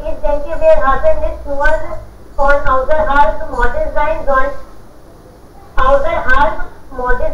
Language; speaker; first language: German; non-native, learner; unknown